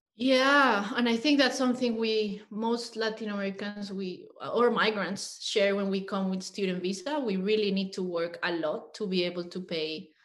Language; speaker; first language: English; non-native, fluent; Spanish